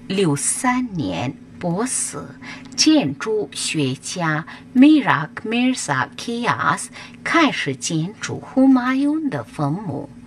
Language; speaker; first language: Chinese; non-native, fluent; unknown